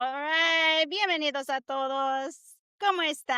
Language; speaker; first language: Spanish; non-native, fluent; English